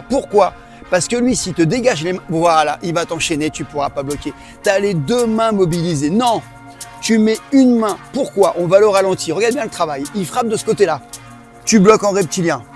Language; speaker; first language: French; native; French